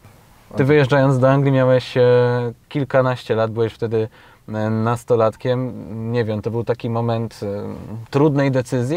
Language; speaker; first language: Polish; native; Polish